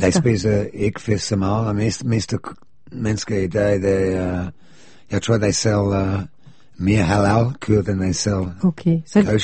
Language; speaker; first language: Danish; non-native, fluent; English